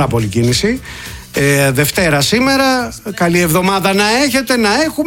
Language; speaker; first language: Greek; native; Greek